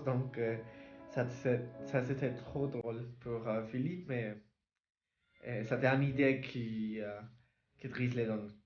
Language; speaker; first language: French; non-native, learner; Spanish